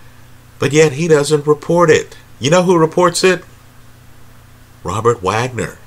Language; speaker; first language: English; native; English